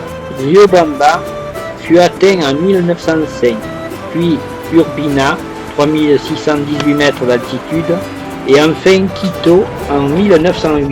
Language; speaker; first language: French; native; French